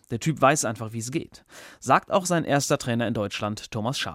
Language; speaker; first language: German; native; German